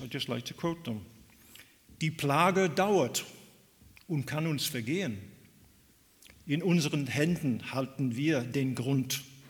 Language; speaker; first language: German; non-native, fluent; English